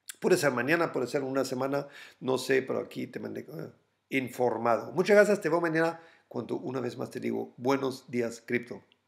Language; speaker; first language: Spanish; non-native, fluent; German